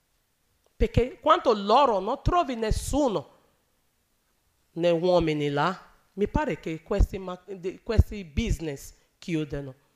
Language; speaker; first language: Italian; non-native, learner; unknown